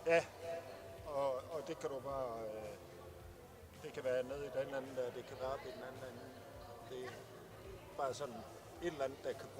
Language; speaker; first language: Danish; native; Danish